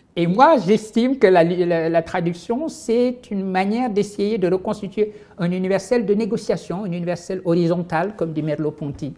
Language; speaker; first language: French; non-native, local second language; Wolof